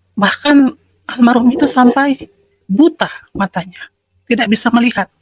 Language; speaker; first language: Indonesian; native; Indonesian